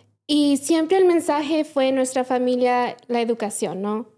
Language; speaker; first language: Spanish; early bilingual, heritage; Spanish